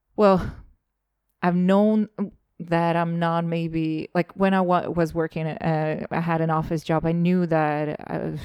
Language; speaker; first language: English; non-native, fluent; Estonian